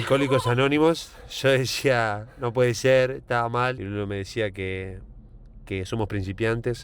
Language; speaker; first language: Spanish; native; Spanish